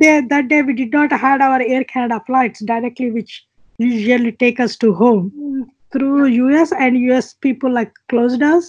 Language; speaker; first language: English; non-native, local second language; Telugu